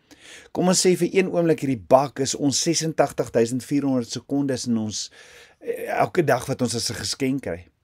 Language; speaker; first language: Afrikaans; native; Afrikaans